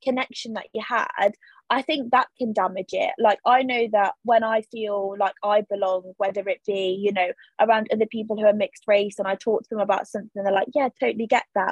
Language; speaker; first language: English; native; English